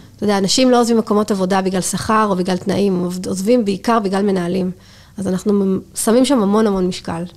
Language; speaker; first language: Hebrew; native; Hebrew